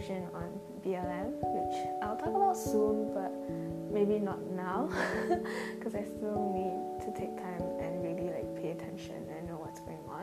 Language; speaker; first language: English; non-native, local second language; Tamil